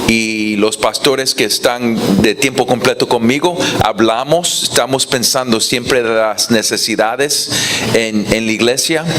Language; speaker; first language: Spanish; non-native, fluent; English